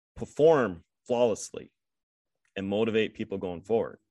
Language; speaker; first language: English; native; English